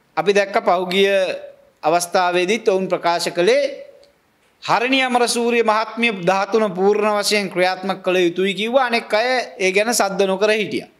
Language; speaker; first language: Sinhala; non-native, local second language; Tamil